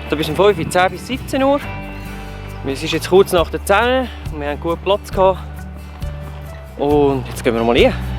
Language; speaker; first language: German; native; German